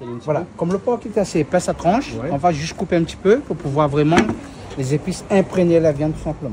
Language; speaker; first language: French; non-native, local second language; Réunion Creole French